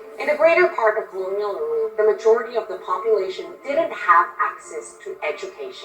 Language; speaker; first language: English; non-native, local second language; Filipino